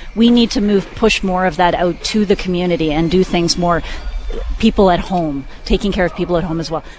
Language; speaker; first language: English; native; English